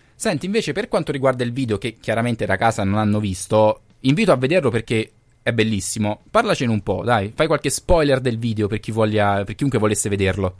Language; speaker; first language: Italian; native; Italian